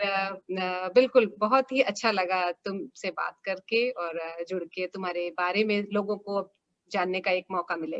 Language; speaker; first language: Hindi; native; Hindi